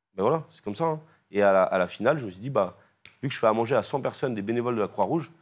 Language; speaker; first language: French; native; French